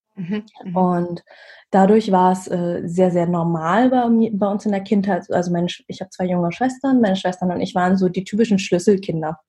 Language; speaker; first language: German; early bilingual, other home language; Vietnamese